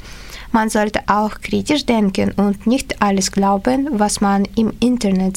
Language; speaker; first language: German; non-native, learner; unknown